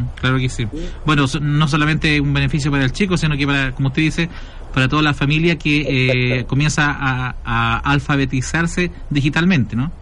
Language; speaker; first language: Spanish; native; Spanish